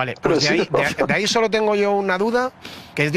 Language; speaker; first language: Spanish; native; Spanish